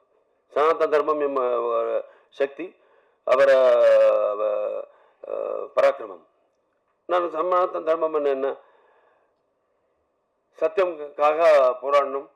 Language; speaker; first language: Tamil; non-native, learner; Telugu